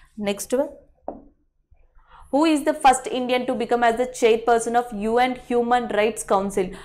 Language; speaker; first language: English; non-native, local second language; Telugu